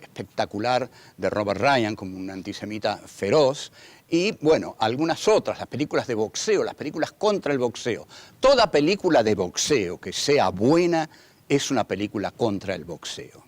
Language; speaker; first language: Spanish; native; Spanish